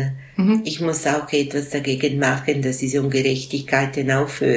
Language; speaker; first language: German; non-native, local second language; Italian